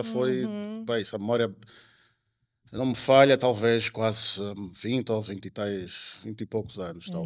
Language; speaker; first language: Portuguese; native; Portuguese